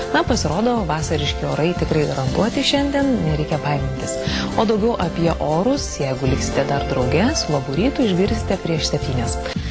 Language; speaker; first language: Lithuanian; native; Lithuanian